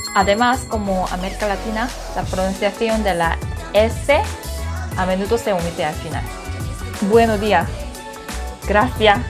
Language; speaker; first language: Spanish; non-native, learner; Korean